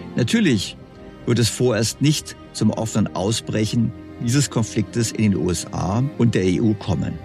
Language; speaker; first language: German; native; German